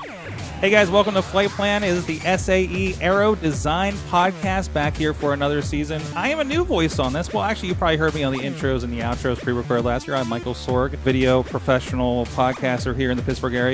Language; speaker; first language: English; native; English